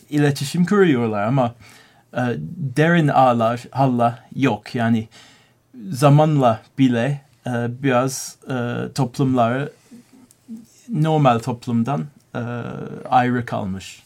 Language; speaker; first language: Turkish; non-native, learner; English